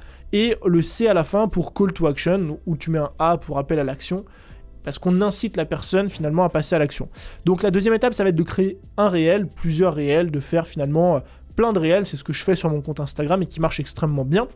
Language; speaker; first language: French; native; French